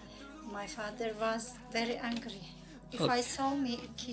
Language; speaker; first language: English; non-native, learner; Turkish